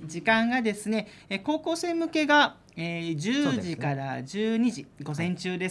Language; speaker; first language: Japanese; native; Japanese